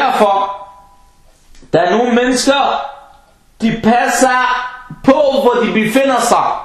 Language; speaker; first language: Danish; early bilingual, other home language; Arabic